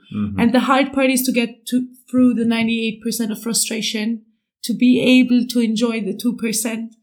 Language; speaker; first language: English; non-native, fluent; German